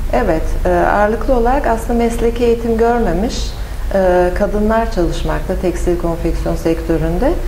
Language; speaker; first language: Turkish; native; Turkish